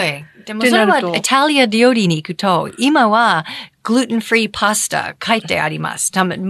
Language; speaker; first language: Japanese; non-native, fluent; English